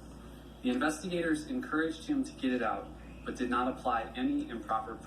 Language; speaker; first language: English; native; English